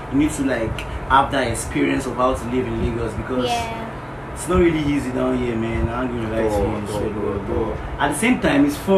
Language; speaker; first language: English; non-native, local second language; Yoruba